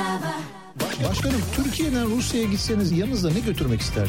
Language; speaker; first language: Turkish; native; Turkish